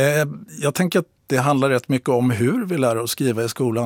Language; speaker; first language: Swedish; native; Swedish